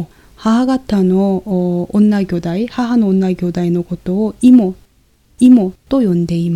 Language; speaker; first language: Japanese; non-native, fluent; Korean